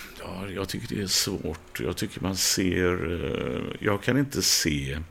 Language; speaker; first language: Swedish; native; Swedish